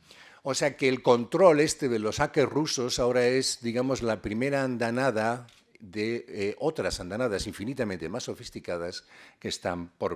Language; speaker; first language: Spanish; native; Spanish